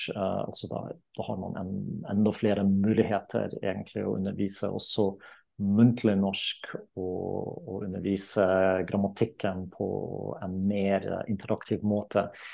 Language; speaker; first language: Norwegian; non-native, fluent; German